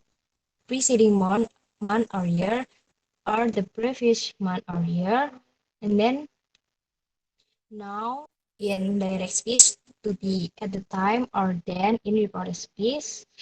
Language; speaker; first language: English; non-native, learner; Indonesian